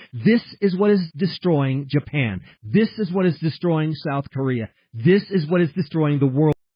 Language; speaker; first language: English; early bilingual, heritage; English